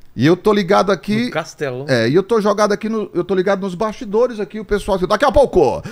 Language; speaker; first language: Portuguese; native; Portuguese